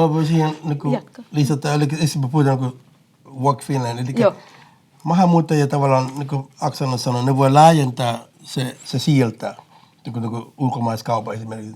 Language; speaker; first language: Finnish; non-native, fluent; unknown